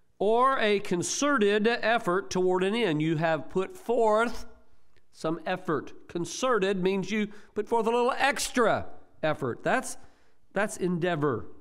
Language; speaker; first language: English; native; English